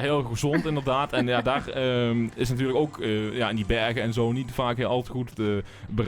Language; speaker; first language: Dutch; native; Dutch